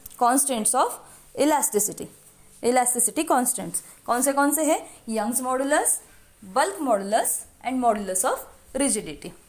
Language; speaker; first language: Hindi; non-native, local second language; Marathi